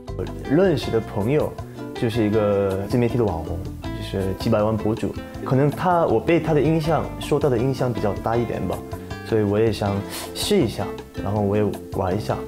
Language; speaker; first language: Chinese; non-native, fluent; Korean